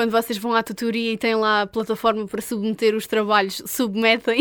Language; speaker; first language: Portuguese; native; Portuguese